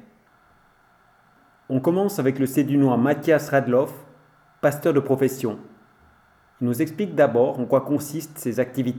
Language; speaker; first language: French; native; French